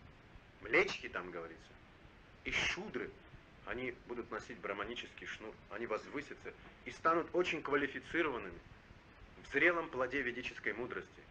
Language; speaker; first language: Russian; native; Russian